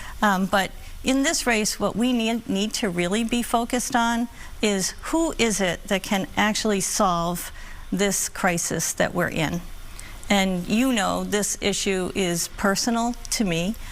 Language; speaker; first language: English; native; English